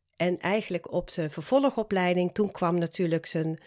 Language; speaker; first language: Dutch; non-native, fluent; Swedish